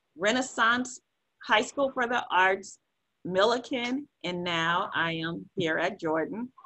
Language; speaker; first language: English; native; English